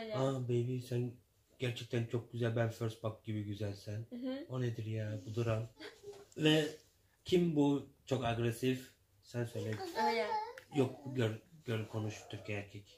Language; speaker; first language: Turkish; non-native, learner; English